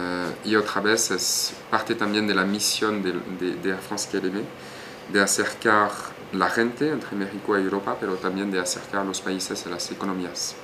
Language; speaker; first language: Spanish; non-native, fluent; French